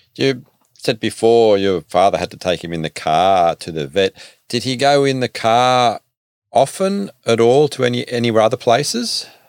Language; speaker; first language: English; native; English